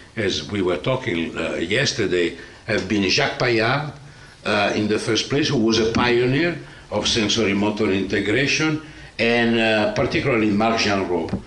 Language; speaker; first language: English; non-native, fluent; Italian